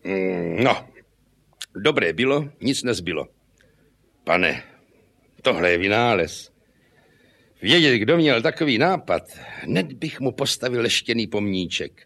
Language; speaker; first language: Czech; native; Czech